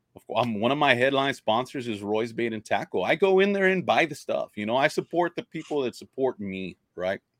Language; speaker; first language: English; native; English